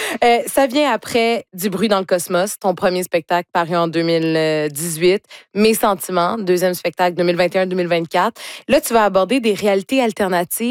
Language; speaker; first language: French; native; French